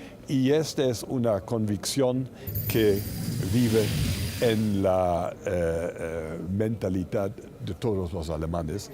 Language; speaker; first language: Spanish; non-native, fluent; German